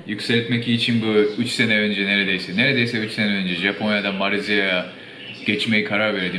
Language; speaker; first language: Turkish; non-native, fluent; Japanese